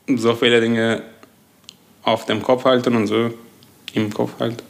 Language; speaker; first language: German; non-native, fluent; Turkish